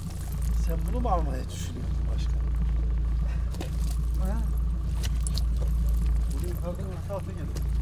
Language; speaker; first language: Turkish; native; Turkish